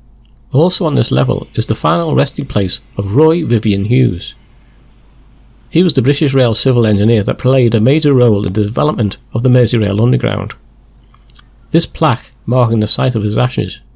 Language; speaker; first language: English; native; English